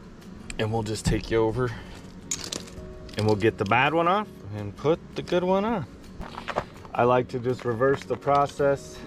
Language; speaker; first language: English; native; English